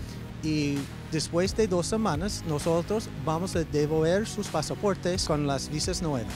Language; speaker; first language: Spanish; non-native, fluent; English